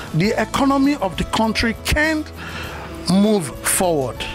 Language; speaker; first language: English; non-native, local second language; Yoruba